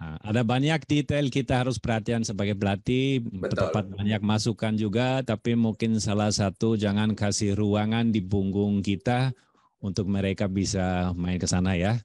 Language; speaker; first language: Indonesian; non-native, fluent; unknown